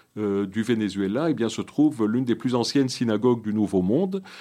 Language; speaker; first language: French; early bilingual, other home language; Hebrew